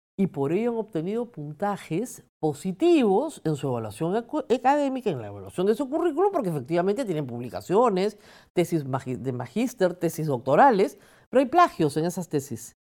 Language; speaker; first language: Spanish; native; Spanish